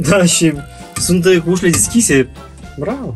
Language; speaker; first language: Romanian; native; Romanian